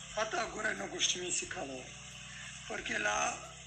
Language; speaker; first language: Portuguese; non-native, fluent; Arabic